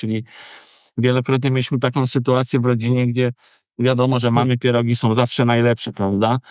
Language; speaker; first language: Polish; native; Polish